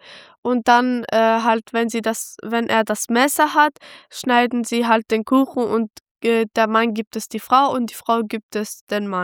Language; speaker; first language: German; early bilingual, other home language; Pashto